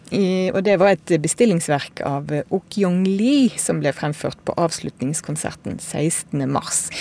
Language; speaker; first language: Norwegian; native; Norwegian